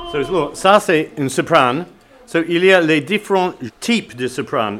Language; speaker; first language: French; non-native, learner; English